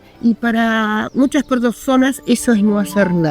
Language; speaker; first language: Spanish; native; Spanish